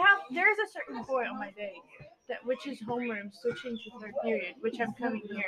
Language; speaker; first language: English; non-native, fluent; Portuguese